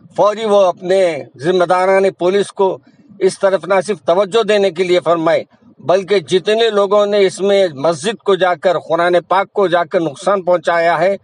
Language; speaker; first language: Hindi; non-native, local second language; Urdu